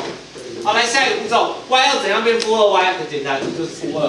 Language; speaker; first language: Chinese; native; Chinese